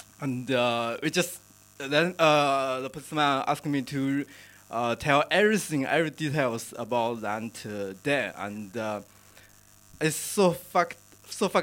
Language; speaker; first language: English; non-native, learner; Chinese